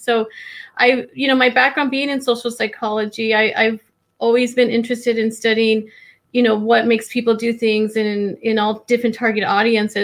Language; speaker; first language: English; native; English